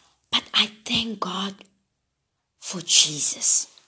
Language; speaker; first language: English; non-native, local second language; Afrikaans